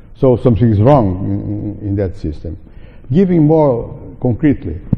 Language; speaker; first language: English; non-native, fluent; Portuguese